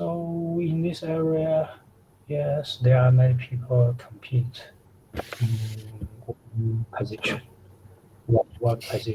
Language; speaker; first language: English; non-native, learner; Chinese